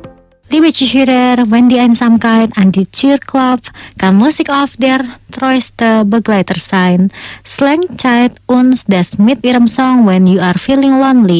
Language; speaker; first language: German; non-native, fluent; Indonesian